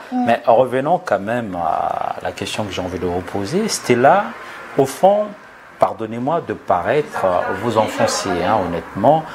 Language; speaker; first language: French; non-native, local second language; Lingala